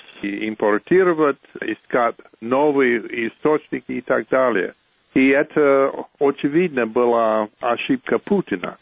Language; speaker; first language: Russian; non-native, fluent; English